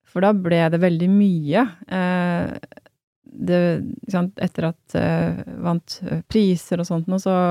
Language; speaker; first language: Norwegian; native; Norwegian